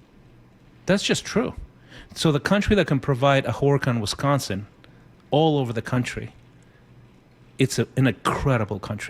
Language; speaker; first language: English; non-native, fluent; Spanish